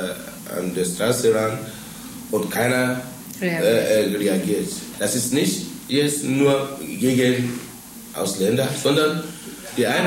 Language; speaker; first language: German; non-native, fluent; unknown